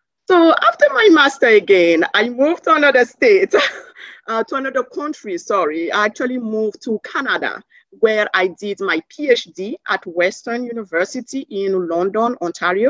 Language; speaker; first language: English; non-native, fluent; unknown